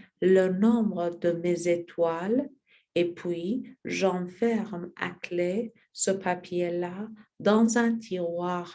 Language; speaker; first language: French; non-native, learner; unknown